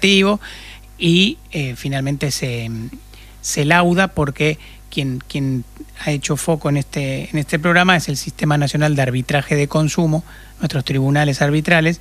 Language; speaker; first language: Spanish; native; Spanish